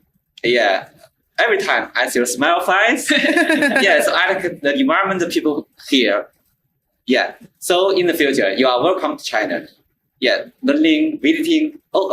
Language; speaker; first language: English; non-native, learner; Chinese